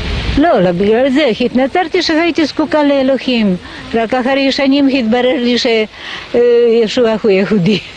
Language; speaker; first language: Hebrew; non-native, fluent; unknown